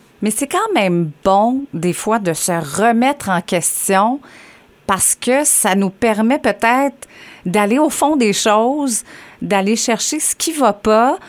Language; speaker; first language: French; native; French